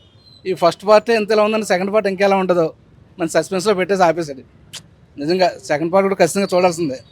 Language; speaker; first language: Telugu; native; Telugu